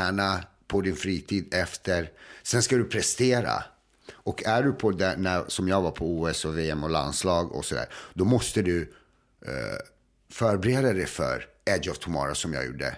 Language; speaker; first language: Swedish; native; Swedish